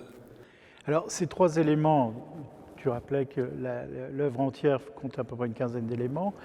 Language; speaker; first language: French; native; French